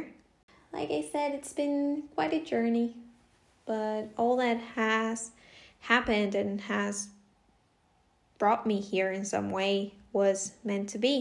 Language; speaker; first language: English; non-native, fluent; Spanish